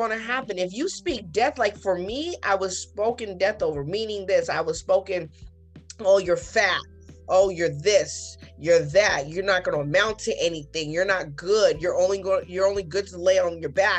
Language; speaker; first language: English; native; English